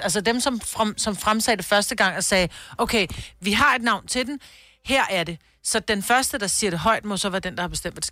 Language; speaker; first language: Danish; native; Danish